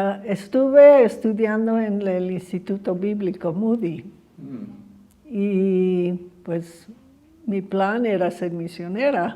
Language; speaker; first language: Spanish; early bilingual, other home language; English